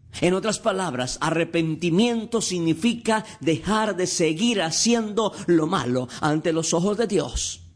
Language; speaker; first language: Spanish; native; Spanish